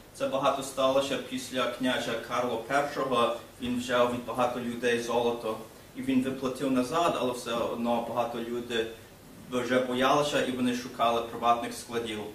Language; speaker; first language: Ukrainian; early bilingual, heritage; Ukrainian